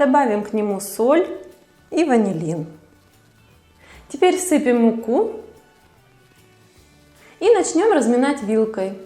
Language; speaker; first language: Russian; native; Russian